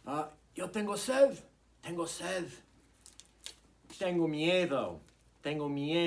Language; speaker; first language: Spanish; non-native, fluent; English